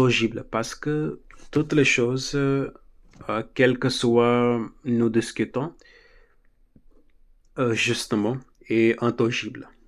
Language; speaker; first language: French; non-native, learner; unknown